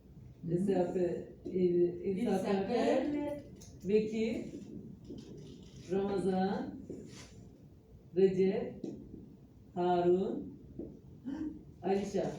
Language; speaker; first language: French; non-native, learner; Turkish